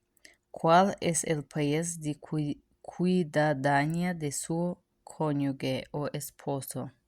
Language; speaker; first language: Spanish; non-native, fluent; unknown